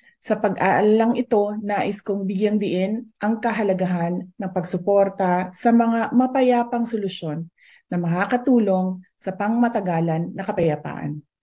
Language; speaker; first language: Filipino; native; Filipino